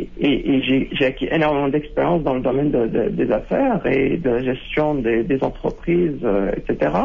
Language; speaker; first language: French; non-native, local second language; Arabic